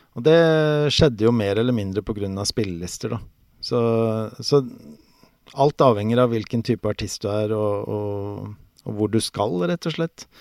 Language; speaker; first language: Norwegian; native; Norwegian